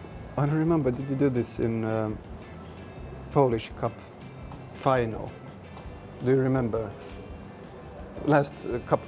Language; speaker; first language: English; non-native, fluent; Finnish